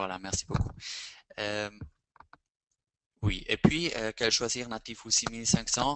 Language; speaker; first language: French; non-native, fluent; Spanish